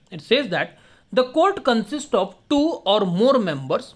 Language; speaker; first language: English; non-native, local second language; Kannada